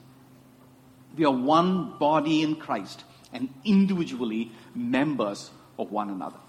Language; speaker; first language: English; non-native, local second language; Tamil